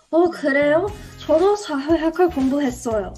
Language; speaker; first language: Korean; non-native, learner; English